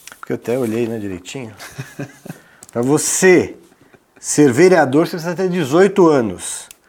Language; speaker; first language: Portuguese; native; Portuguese